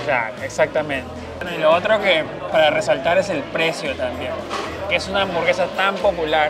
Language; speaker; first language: Spanish; native; Spanish